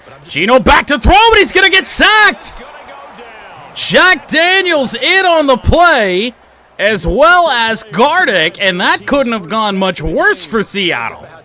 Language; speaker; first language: English; native; English